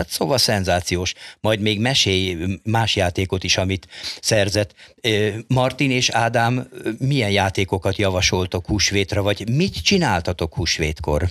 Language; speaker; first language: Hungarian; native; Hungarian